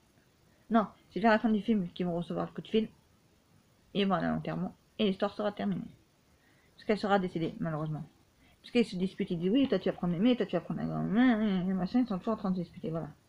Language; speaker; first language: French; native; French